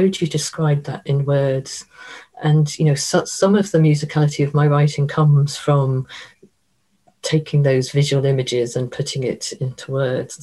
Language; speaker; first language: English; native; English